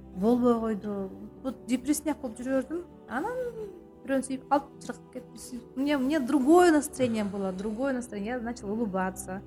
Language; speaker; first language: Kyrgyz; non-native, local second language; Russian